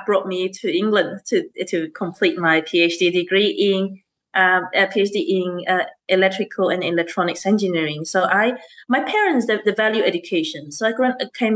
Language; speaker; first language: English; non-native, local second language; Chinese